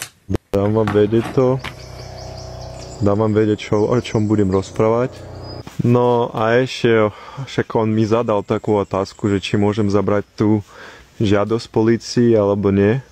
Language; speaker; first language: Slovak; non-native, learner; Ukrainian